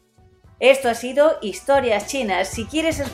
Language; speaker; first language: Spanish; native; Spanish